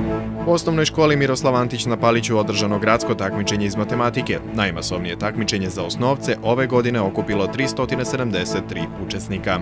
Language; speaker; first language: Serbian; native; Serbian